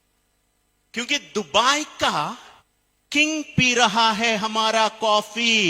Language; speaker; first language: Hindi; non-native, fluent; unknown